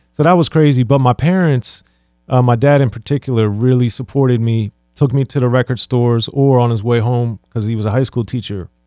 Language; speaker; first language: English; native; English